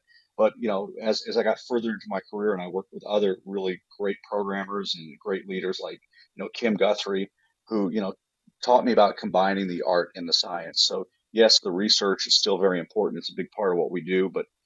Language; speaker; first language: English; native; English